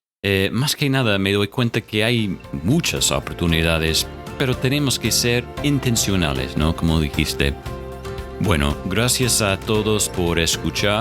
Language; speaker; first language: Spanish; non-native, fluent; English